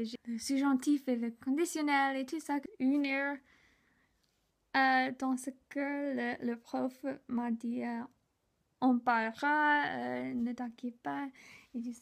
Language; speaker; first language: French; non-native, learner; English